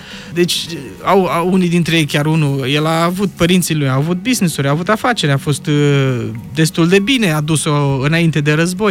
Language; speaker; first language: Romanian; native; Romanian